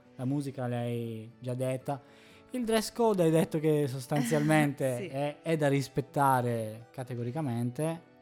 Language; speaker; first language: Italian; native; Italian